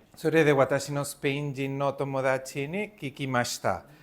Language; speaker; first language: Japanese; non-native, learner; Spanish